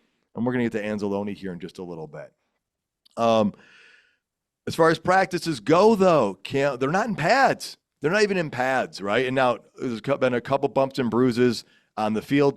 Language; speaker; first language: English; native; English